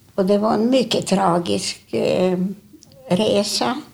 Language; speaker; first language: Swedish; non-native, fluent; Polish